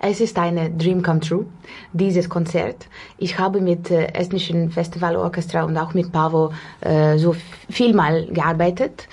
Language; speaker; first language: German; non-native, fluent; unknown